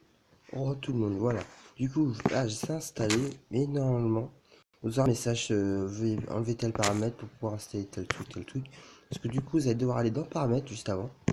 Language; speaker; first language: French; native; French